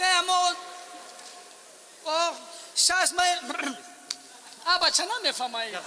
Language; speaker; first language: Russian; non-native, learner; Tajik